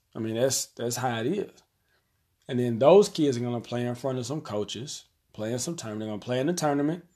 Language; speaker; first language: English; native; English